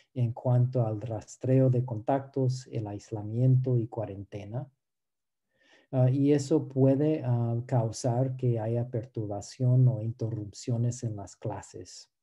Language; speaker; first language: Spanish; non-native, fluent; English